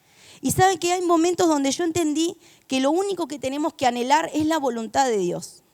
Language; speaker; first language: Spanish; native; Spanish